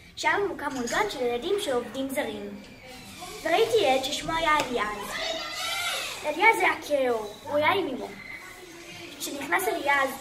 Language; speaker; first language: Hebrew; native; Hebrew